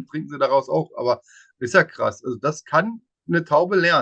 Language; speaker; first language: German; native; German